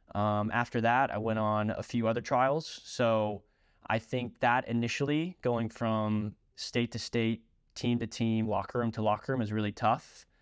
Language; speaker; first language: English; native; English